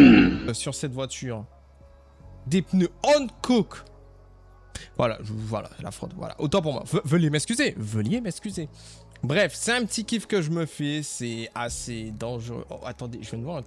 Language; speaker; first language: French; native; French